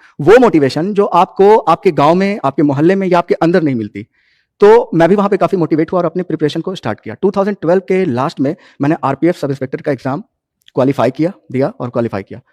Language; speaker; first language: Hindi; native; Hindi